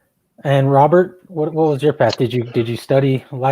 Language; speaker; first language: English; native; English